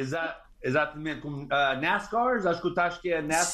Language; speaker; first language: Portuguese; early bilingual, heritage; English